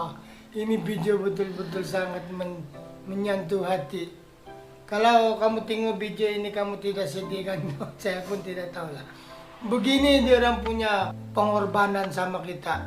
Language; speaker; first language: Indonesian; non-native, fluent; Filipino